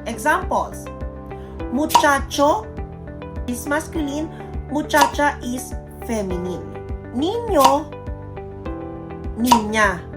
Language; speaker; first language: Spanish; non-native, learner; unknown